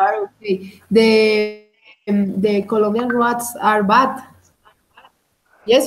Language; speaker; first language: English; non-native, learner; Spanish